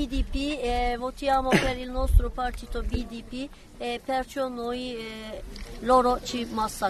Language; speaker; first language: Italian; non-native, learner; Kurdish